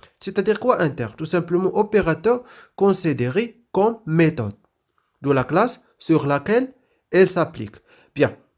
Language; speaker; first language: French; non-native, local second language; Arabic